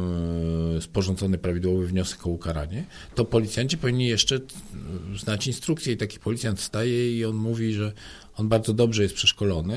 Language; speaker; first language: Polish; native; Polish